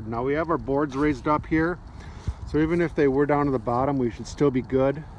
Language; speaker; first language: English; native; English